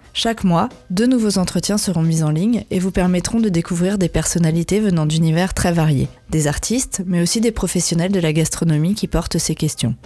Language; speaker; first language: French; native; French